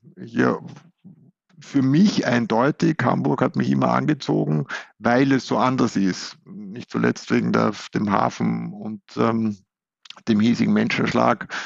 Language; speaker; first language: German; native; German